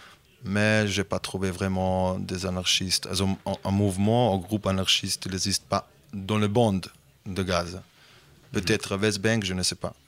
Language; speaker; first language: French; non-native, fluent; Bosnian